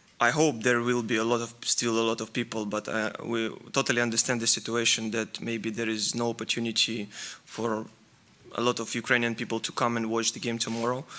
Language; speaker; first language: English; non-native, fluent; Ukrainian